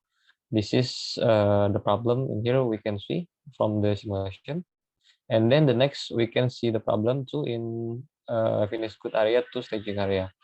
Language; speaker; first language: English; non-native, learner; Indonesian